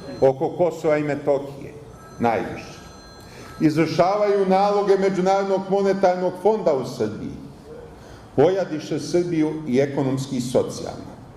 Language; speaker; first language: Bosnian; native; Bosnian